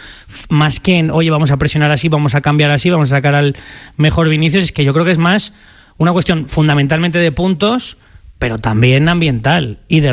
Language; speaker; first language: Spanish; native; Spanish